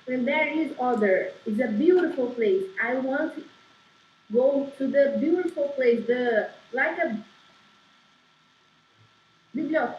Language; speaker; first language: English; non-native, learner; Portuguese